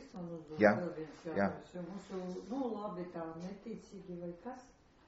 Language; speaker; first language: Latvian; non-native, local second language; Russian